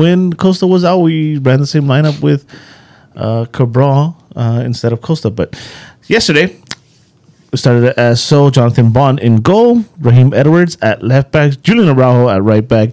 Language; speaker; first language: English; native; English